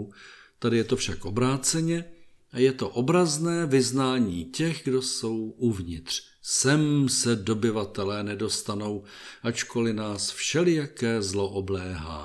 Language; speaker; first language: Czech; native; Czech